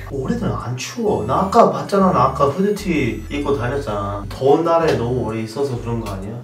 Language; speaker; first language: Korean; non-native, fluent; English